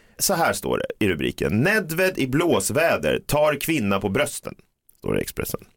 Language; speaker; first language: Swedish; native; Swedish